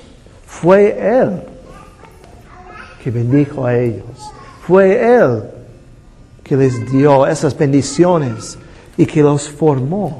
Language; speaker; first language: Spanish; non-native, fluent; English